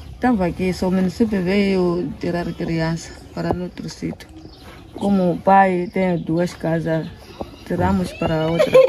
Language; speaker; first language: Portuguese; non-native, local second language; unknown